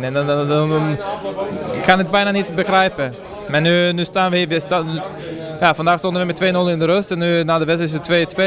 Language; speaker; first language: Dutch; non-native, fluent; Swedish